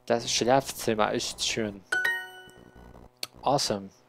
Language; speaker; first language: German; non-native, learner; Spanish